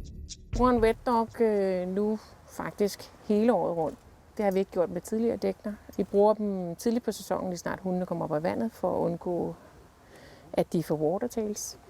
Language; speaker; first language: Danish; native; Danish